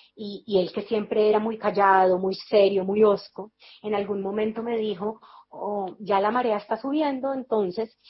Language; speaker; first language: Spanish; native; Spanish